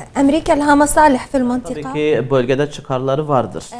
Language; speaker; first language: Turkish; non-native, learner; Arabic